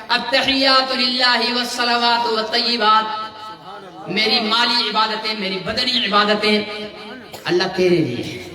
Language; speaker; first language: Urdu; non-native, local second language; Sindhi